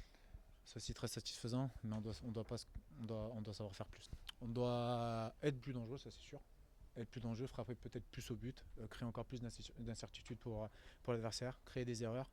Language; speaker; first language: French; native; French